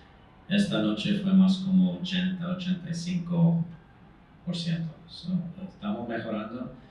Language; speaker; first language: Spanish; non-native, fluent; English